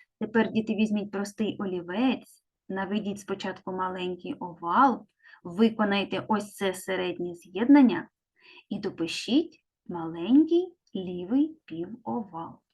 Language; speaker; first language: Ukrainian; native; Ukrainian